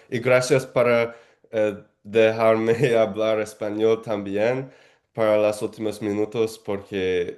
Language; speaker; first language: Spanish; non-native, learner; English